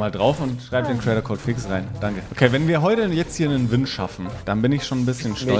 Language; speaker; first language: German; native; German